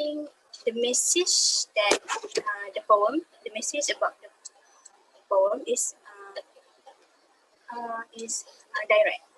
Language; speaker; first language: English; non-native, local second language; Malay